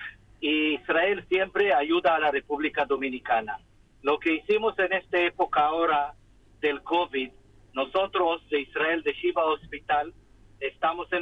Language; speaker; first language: Spanish; non-native, fluent; Hebrew